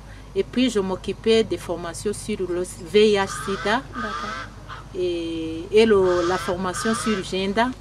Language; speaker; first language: French; non-native, local second language; Kinyarwanda